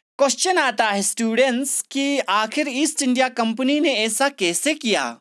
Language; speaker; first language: Hindi; non-native, local second language; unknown